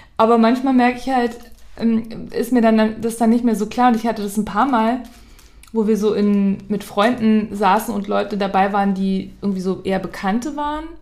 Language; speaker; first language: German; native; German